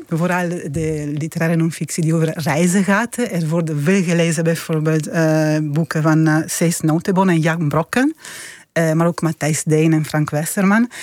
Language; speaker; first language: Dutch; non-native, fluent; Italian